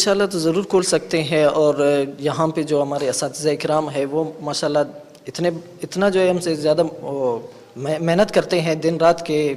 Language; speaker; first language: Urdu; non-native, local second language; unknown